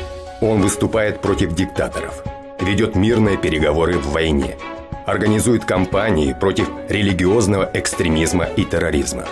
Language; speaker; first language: Russian; native; Russian